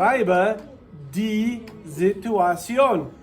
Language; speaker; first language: German; non-native, fluent; English